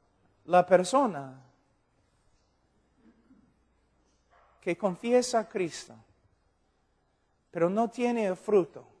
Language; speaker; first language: Spanish; non-native, fluent; English